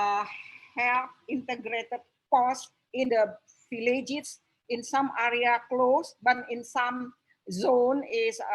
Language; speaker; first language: English; non-native, local second language; Indonesian